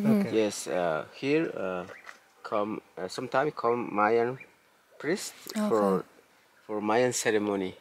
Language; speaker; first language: English; non-native, learner; Spanish